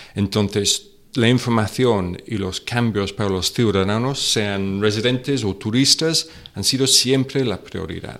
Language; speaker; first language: Spanish; non-native, fluent; English